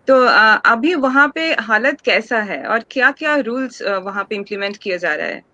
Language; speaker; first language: Hindi; non-native, local second language; Bangla